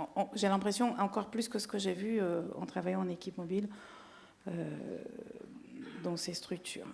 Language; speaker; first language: French; native; French